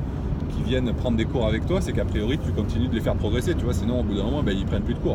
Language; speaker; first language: French; native; French